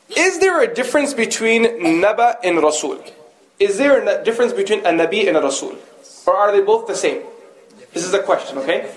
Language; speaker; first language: English; native; English